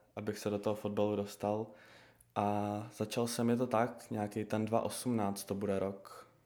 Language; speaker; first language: Czech; early bilingual, other home language; Russian